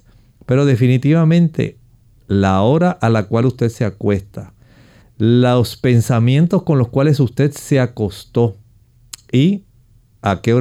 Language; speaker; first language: Spanish; native; Spanish